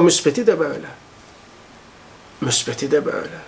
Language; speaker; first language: Turkish; native; Turkish